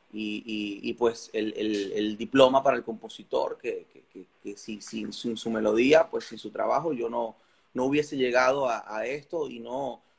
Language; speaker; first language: Spanish; native; Spanish